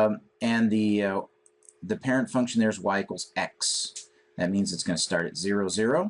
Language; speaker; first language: English; native; English